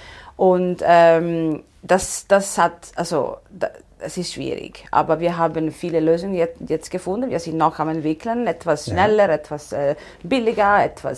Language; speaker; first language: German; non-native, fluent; Italian